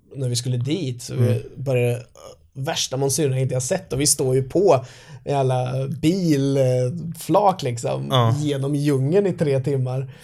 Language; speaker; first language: Swedish; native; Swedish